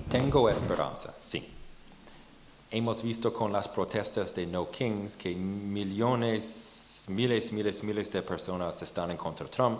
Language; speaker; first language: Spanish; non-native, fluent; English